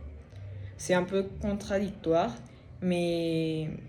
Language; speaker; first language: French; non-native, fluent; Spanish